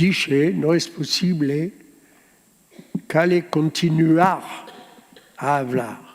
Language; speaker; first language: Spanish; early bilingual, heritage; Ladino